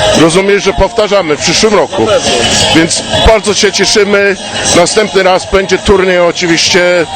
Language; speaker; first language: Polish; non-native, fluent; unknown